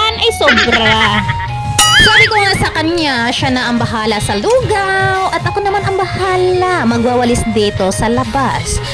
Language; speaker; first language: Filipino; non-native, local second language; Cebuano